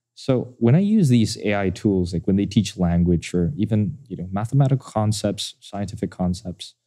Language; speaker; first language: English; non-native, fluent; Indonesian